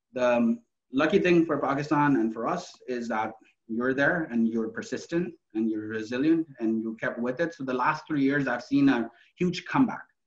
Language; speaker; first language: English; non-native, local second language; Urdu